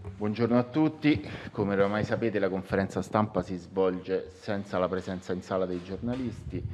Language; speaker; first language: Italian; native; Italian